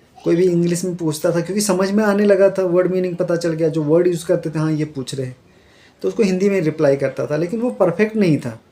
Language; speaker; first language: Hindi; native; Hindi